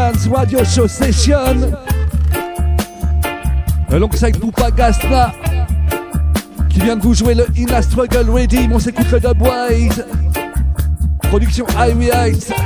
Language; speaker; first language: French; native; French